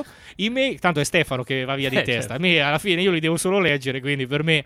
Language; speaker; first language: Italian; native; Italian